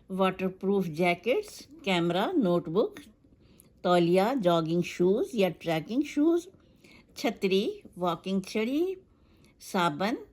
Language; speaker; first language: Urdu; native; Urdu